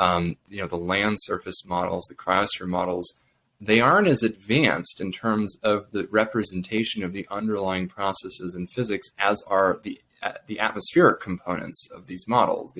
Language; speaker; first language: English; native; English